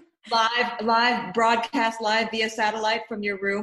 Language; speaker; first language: English; native; English